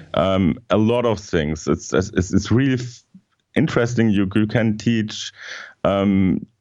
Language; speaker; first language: English; non-native, fluent; German